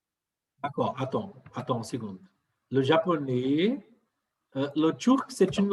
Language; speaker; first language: French; non-native, fluent; Portuguese